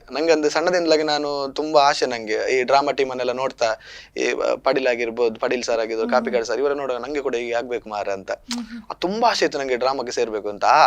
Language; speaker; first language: Kannada; non-native, local second language; Tulu